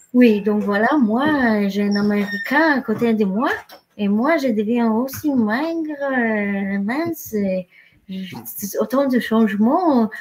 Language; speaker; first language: French; non-native, fluent; Polish